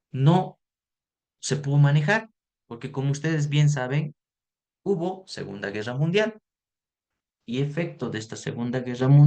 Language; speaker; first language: Spanish; native; Spanish